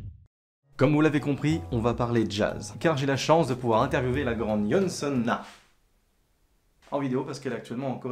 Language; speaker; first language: French; native; French